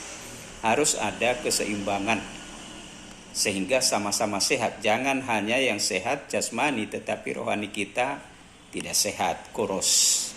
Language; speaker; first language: Indonesian; native; Indonesian